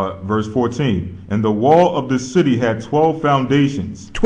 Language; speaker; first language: English; native; English